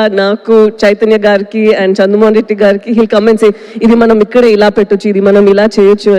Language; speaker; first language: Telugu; non-native, local second language; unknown